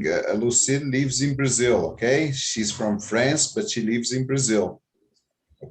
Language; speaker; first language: English; non-native, fluent; Portuguese